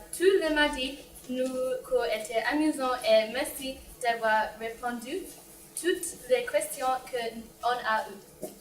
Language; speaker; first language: French; non-native, learner; English